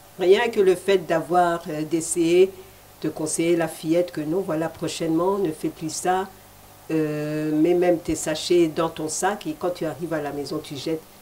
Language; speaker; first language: French; non-native, local second language; Lingala